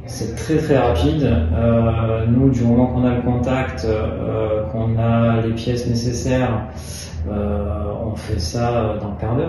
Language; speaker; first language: French; native; French